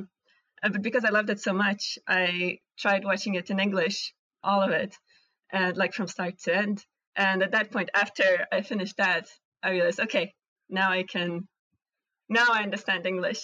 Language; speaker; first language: English; non-native, fluent; Russian